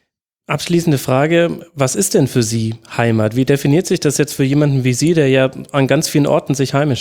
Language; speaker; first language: German; native; German